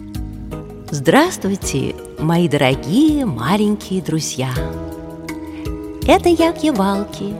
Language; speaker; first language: Russian; native; Russian